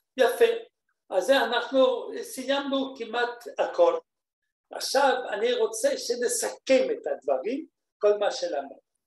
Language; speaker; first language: Hebrew; non-native, fluent; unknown